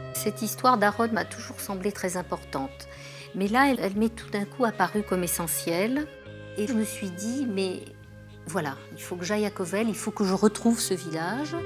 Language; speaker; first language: French; native; French